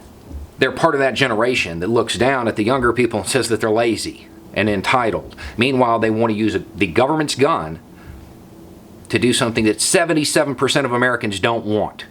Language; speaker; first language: English; native; English